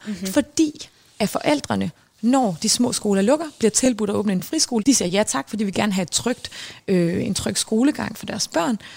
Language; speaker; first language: Danish; native; Danish